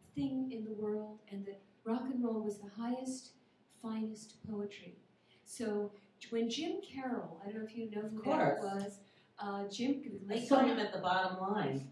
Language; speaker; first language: English; native; English